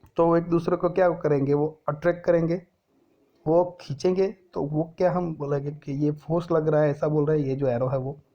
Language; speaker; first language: Hindi; non-native, local second language; Gujarati